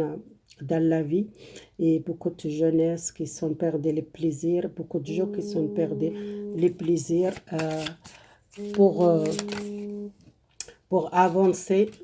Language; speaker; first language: French; non-native, learner; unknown